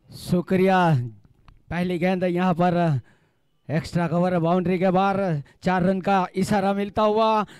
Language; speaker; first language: Hindi; non-native, local second language; Gujarati